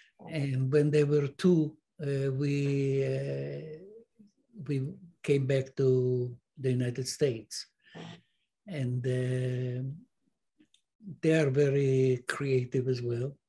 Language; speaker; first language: English; non-native, fluent; Polish